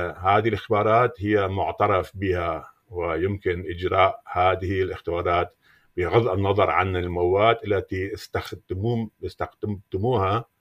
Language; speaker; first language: Arabic; non-native, fluent; German